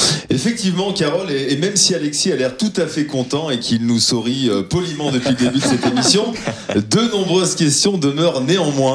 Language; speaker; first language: French; native; French